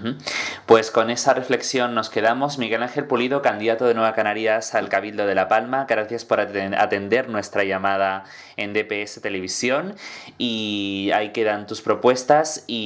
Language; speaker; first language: Spanish; native; Spanish